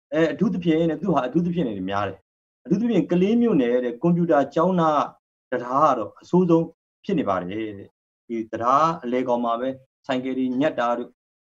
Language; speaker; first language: Burmese; native; Burmese